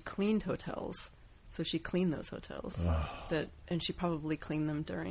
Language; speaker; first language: English; native; English